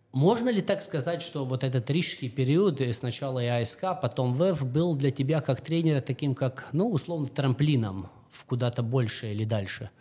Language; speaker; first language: Russian; non-native, local second language; Latvian